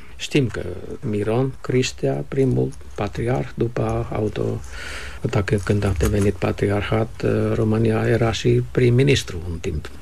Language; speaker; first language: Romanian; non-native, fluent; Finnish